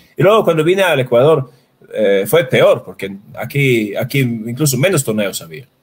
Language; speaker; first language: Spanish; non-native, fluent; Swedish